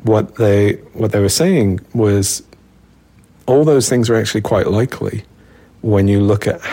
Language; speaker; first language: English; native; English